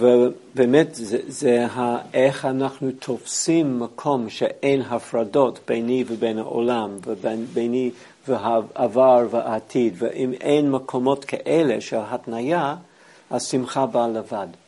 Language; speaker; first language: Hebrew; non-native, fluent; English